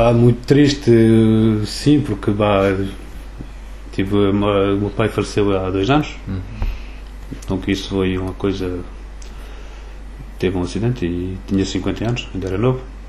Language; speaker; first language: Portuguese; early bilingual, other home language; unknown